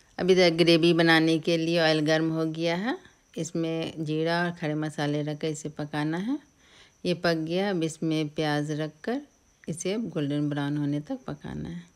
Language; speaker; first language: Hindi; native; Hindi